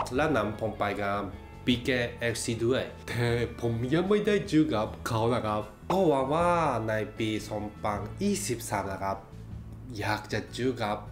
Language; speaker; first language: Thai; non-native, fluent; Japanese